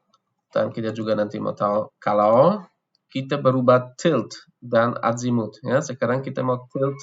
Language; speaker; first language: Indonesian; non-native, fluent; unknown